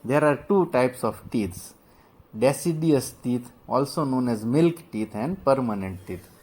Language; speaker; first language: English; non-native, local second language; Gujarati